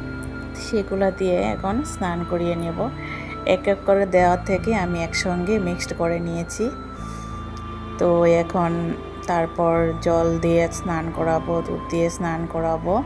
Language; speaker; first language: Bangla; native; Bangla